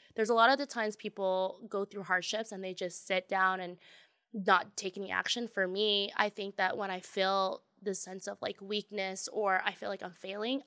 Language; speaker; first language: English; native; English